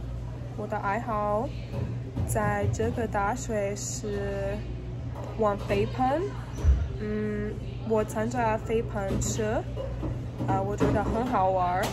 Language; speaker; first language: Chinese; non-native, learner; English